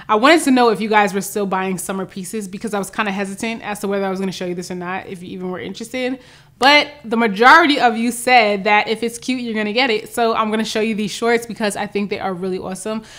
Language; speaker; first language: English; native; English